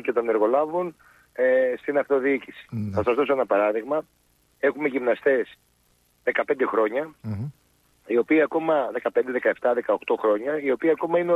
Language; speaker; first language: Greek; native; Greek